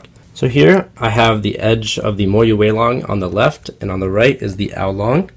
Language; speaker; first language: English; native; English